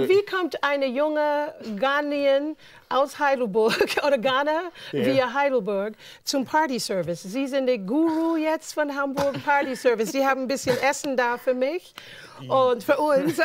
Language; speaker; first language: German; non-native, fluent; English